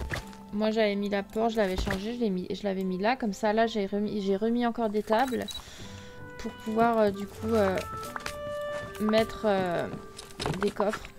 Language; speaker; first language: French; native; French